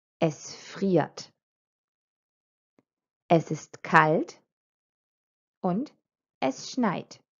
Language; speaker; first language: German; non-native, fluent; Croatian